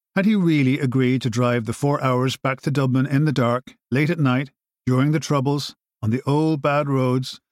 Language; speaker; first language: English; native; English